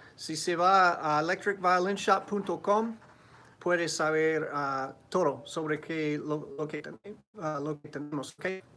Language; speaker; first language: Spanish; non-native, learner; English